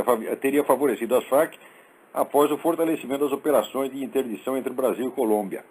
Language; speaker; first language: Portuguese; native; Portuguese